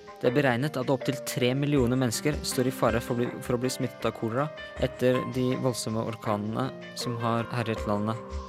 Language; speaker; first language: Norwegian; native; Norwegian